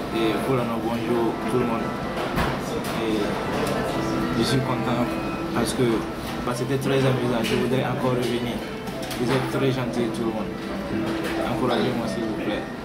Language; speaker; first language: French; non-native, learner; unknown